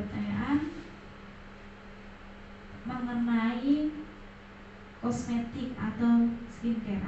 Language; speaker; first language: Indonesian; native; Indonesian